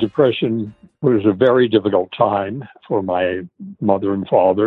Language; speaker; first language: English; native; English